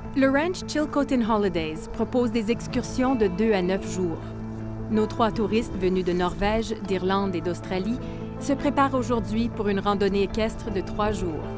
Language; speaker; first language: French; native; French